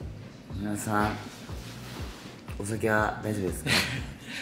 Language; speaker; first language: Japanese; native; Japanese